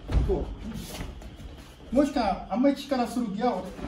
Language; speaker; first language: Japanese; non-native, learner; Portuguese